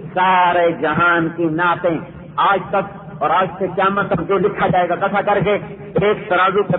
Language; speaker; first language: Urdu; non-native, local second language; Punjabi